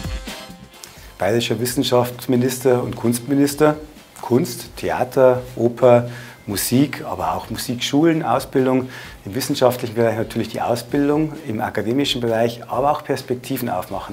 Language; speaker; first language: German; native; German